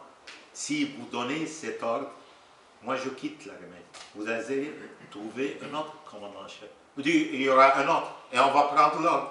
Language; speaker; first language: French; non-native, local second language; Arabic